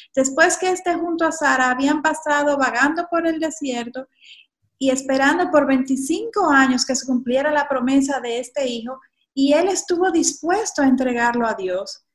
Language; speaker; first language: Spanish; native; Spanish